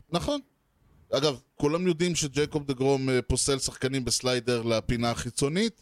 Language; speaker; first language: Hebrew; native; Hebrew